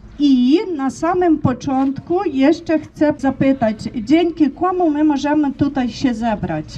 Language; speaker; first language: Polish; non-native, fluent; Ukrainian